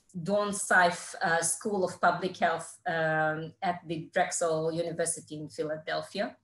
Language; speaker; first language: English; non-native, fluent; Hebrew